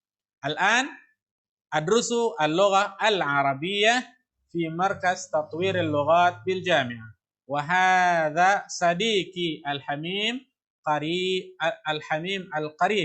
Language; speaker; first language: Arabic; non-native, fluent; Indonesian